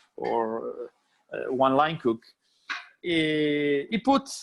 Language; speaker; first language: English; non-native, fluent; Italian